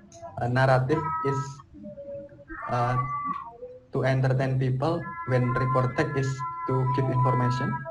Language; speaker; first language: English; non-native, learner; Indonesian